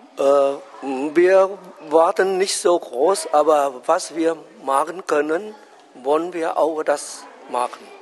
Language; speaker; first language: German; non-native, fluent; Vietnamese